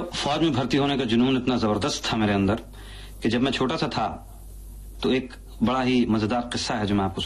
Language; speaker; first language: Hindi; native; Hindi